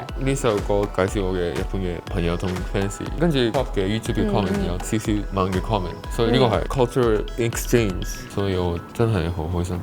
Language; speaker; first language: Cantonese; non-native, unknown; Japanese